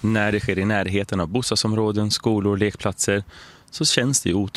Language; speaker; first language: Swedish; native; Swedish